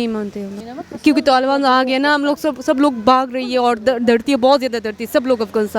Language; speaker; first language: Hindi; non-native, learner; Persian